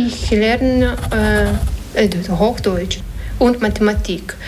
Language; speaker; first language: German; non-native, learner; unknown